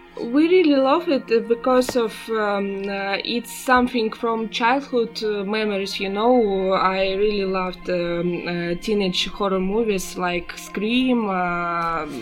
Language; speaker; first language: English; non-native, learner; Russian